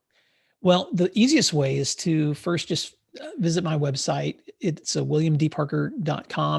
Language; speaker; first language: English; native; English